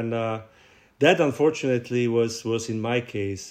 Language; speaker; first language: English; non-native, fluent; Russian